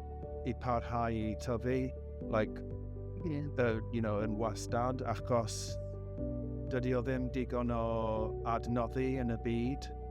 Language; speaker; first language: Welsh; non-native, learner; English